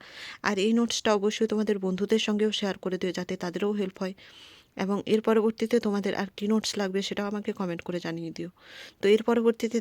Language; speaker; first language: Bangla; native; Bangla